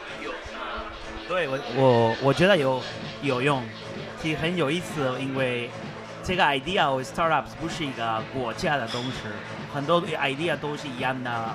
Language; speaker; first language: Chinese; non-native, fluent; Spanish